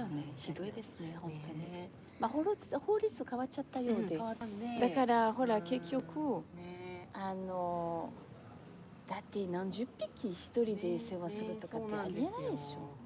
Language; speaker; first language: Japanese; non-native, fluent; French